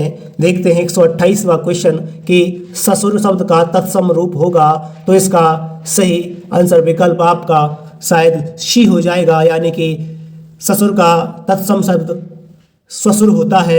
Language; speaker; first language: Hindi; native; Hindi